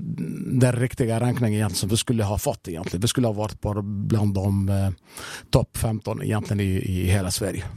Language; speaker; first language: Swedish; non-native, fluent; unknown